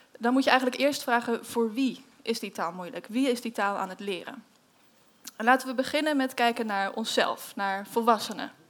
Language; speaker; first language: Dutch; native; Dutch